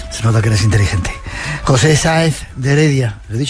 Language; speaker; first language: Spanish; native; Spanish